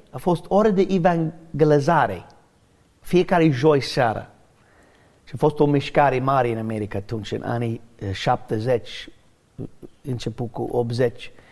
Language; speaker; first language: Romanian; non-native, fluent; English